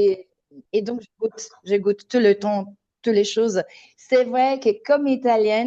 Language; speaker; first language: French; non-native, fluent; Italian